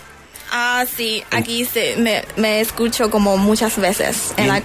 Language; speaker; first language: Spanish; non-native, learner; Chinese